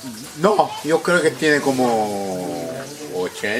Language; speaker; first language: Spanish; non-native, local second language; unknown